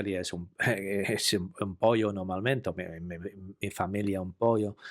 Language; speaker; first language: Spanish; non-native, fluent; English